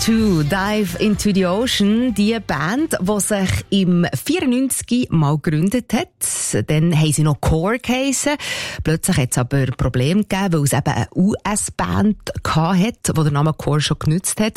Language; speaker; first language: German; native; German